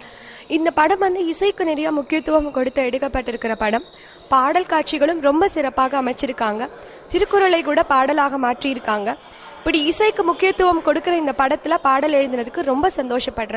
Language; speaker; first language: Tamil; native; Tamil